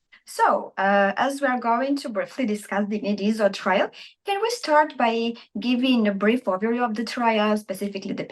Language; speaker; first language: English; non-native, fluent; Armenian